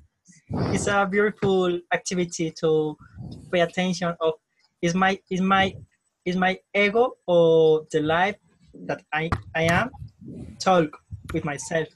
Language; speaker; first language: English; non-native, learner; Spanish